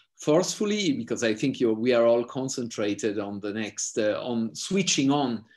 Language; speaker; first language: English; non-native, fluent; Italian